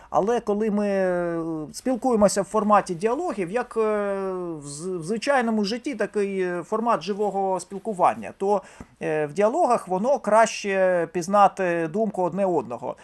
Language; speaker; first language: Ukrainian; native; Ukrainian